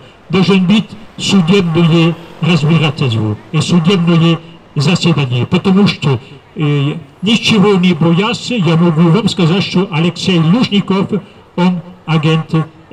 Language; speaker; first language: Russian; non-native, fluent; French